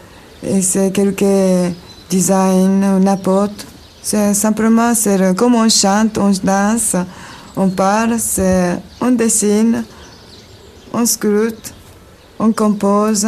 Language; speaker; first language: French; non-native, learner; Japanese